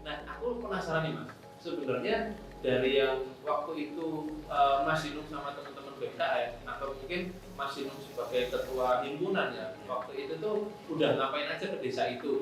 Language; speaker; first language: Indonesian; native; Indonesian